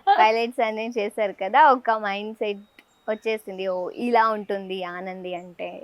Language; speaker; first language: Telugu; non-native, learner; Kannada